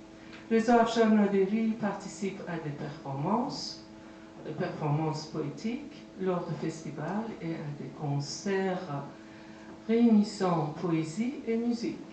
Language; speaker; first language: French; non-native, fluent; Persian